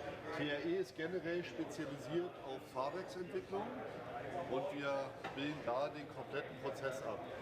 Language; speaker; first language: German; native; German